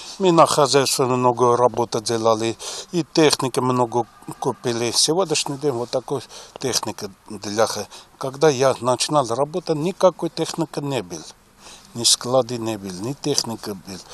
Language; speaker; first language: Russian; non-native, learner; Armenian